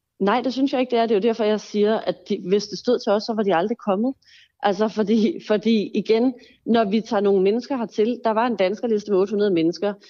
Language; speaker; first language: Danish; native; Danish